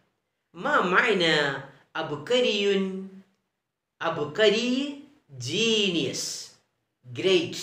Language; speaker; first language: Arabic; non-native, fluent; Malayalam